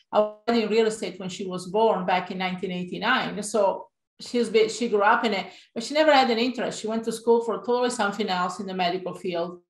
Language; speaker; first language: English; non-native, fluent; Italian